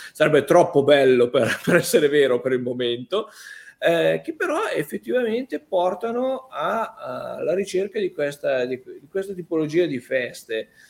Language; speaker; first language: Italian; native; Italian